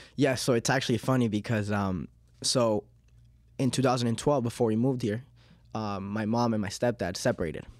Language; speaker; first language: English; early bilingual, other home language; Spanish